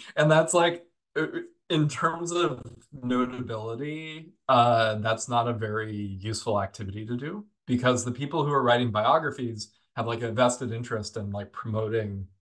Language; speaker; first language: English; native; English